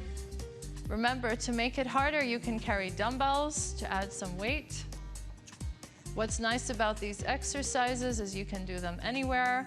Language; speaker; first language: English; non-native, local second language; Arabic